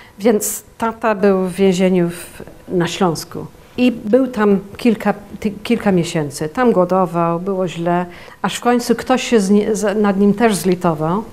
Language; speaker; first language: Polish; early bilingual, heritage; Polish